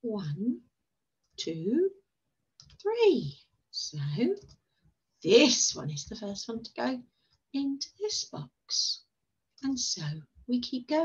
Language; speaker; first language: English; native; English